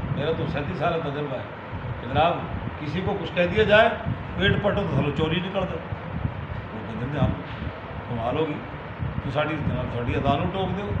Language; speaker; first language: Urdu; non-native, local second language; Punjabi